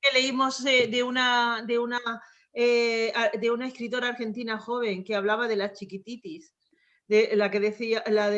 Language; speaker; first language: Spanish; native; Spanish